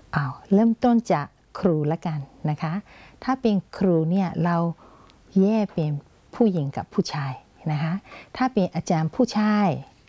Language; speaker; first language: Thai; non-native, fluent; Burmese